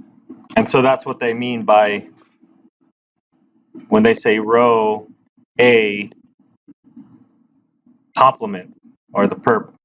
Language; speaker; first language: English; native; English